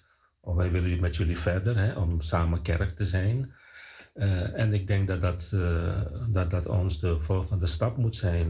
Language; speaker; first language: Dutch; non-native, fluent; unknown